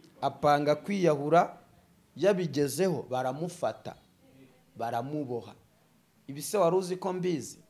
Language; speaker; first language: Kinyarwanda; native; Kinyarwanda